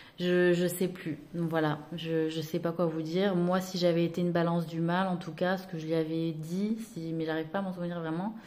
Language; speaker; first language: French; native; French